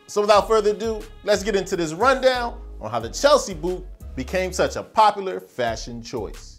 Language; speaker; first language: English; native; English